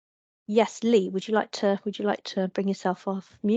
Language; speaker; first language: English; native; English